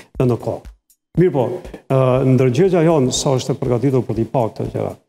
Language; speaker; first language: Albanian; native; Albanian